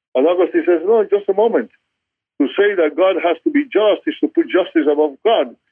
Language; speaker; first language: English; non-native, fluent; Spanish